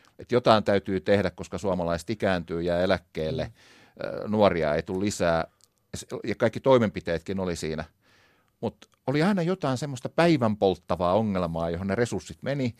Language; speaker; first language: Finnish; native; Finnish